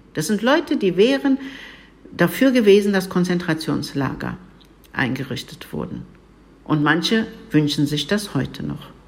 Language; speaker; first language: German; early bilingual, other home language; Turkish